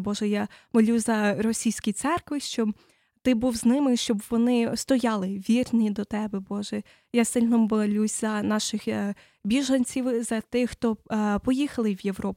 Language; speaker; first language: Ukrainian; early bilingual, other home language; English